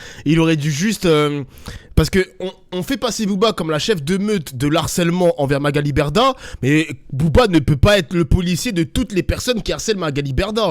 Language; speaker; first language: French; native; French